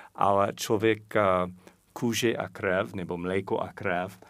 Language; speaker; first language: Czech; non-native, fluent; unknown